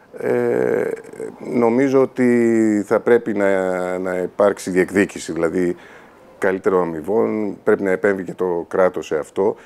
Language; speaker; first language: Greek; native; Greek